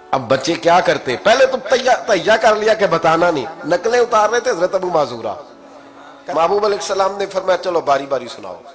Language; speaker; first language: Urdu; non-native, local second language; Punjabi